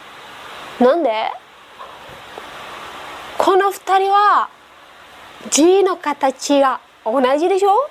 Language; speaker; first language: Japanese; non-native, learner; Indonesian